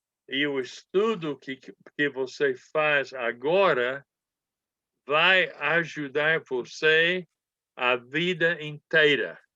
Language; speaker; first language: Portuguese; non-native, fluent; English